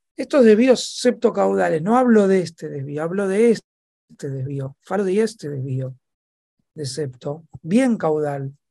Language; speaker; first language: Spanish; native; Spanish